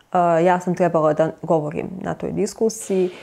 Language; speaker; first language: Bosnian; native; Bosnian